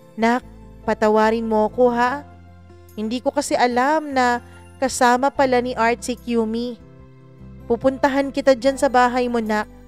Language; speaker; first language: Filipino; non-native, local second language; Cebuano